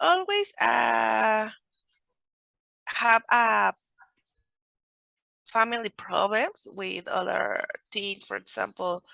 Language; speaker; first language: English; non-native, learner; Spanish